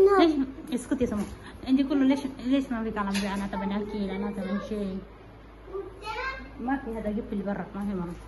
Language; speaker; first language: Arabic; non-native, learner; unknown